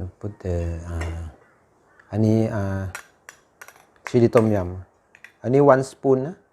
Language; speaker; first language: English; non-native, learner; Thai